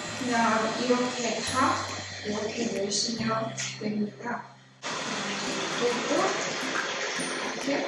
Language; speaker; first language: Korean; non-native, learner; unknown